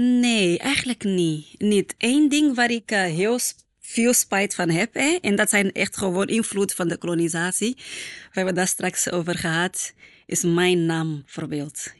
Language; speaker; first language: Dutch; non-native, fluent; Portuguese